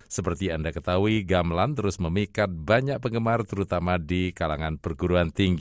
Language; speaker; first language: Indonesian; native; Indonesian